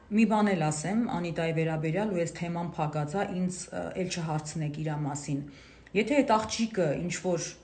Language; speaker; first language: Armenian; native; Armenian